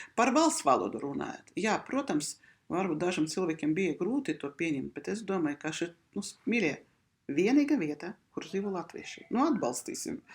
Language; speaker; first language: Latvian; non-native, local second language; Russian